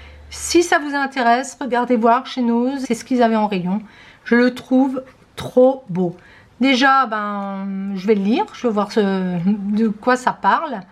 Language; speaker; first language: French; native; French